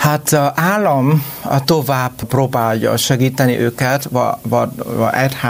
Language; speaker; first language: Hungarian; non-native, learner; Vietnamese